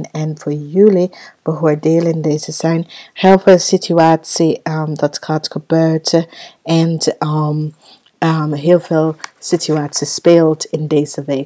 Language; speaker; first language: Dutch; non-native, fluent; English